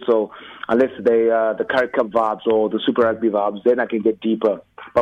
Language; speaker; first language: English; non-native, local second language; Xhosa